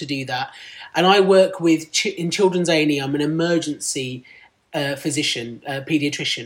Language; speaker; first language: English; non-native, local second language; Punjabi